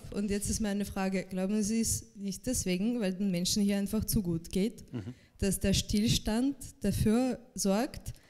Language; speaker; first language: German; non-native, fluent; Russian